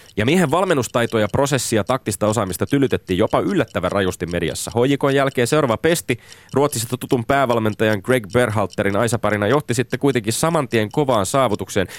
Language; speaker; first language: Finnish; native; Finnish